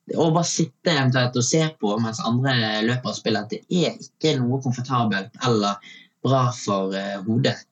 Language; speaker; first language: Norwegian; early bilingual, other home language; Tamil